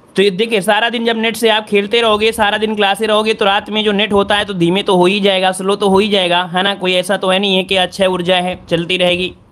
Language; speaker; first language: Hindi; native; Hindi